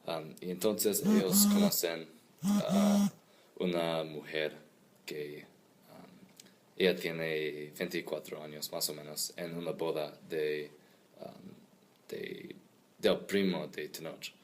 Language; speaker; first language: Spanish; non-native, learner; English